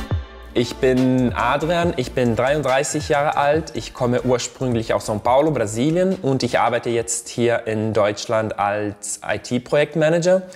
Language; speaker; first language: German; non-native, fluent; Portuguese